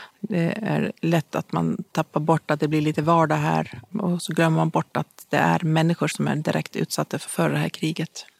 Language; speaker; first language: Swedish; native; Swedish